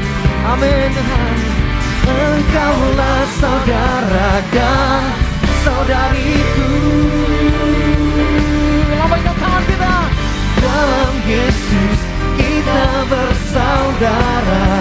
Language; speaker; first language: Indonesian; native; Indonesian